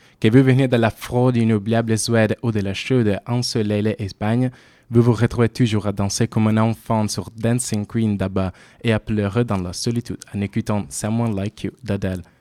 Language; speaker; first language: French; non-native, fluent; Italian